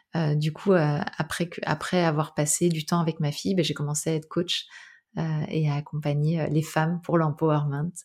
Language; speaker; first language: French; native; French